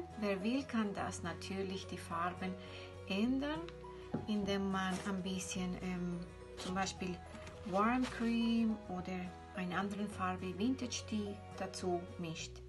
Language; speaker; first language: German; non-native, fluent; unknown